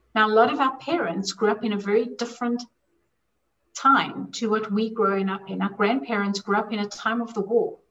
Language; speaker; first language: English; native; English